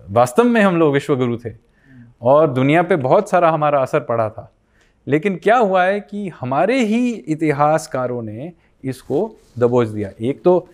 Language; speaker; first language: Hindi; non-native, local second language; Bangla